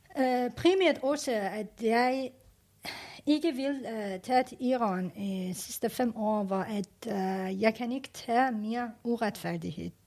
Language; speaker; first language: Danish; non-native, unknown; Persian